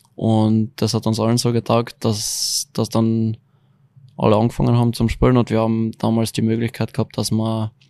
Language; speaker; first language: German; native; German